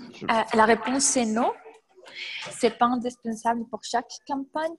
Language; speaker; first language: French; non-native, fluent; Spanish